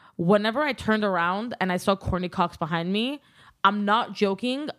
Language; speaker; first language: English; early bilingual, other home language; Armenian